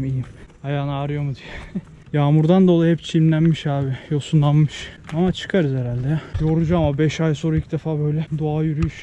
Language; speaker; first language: Turkish; native; Turkish